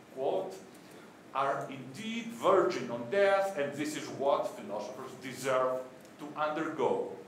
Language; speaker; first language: English; non-native, fluent; Greek